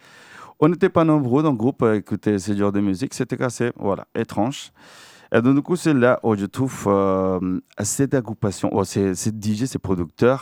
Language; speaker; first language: French; non-native, fluent; Spanish